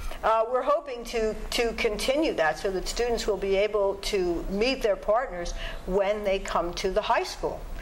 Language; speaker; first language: English; native; English